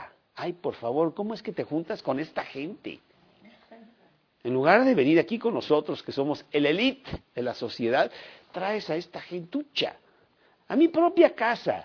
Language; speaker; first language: Spanish; native; Spanish